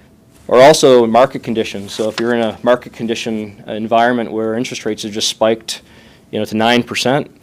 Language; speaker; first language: English; native; English